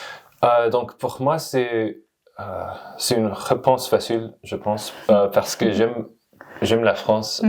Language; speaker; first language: French; non-native, learner; English